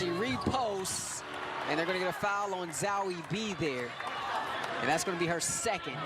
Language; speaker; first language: English; native; English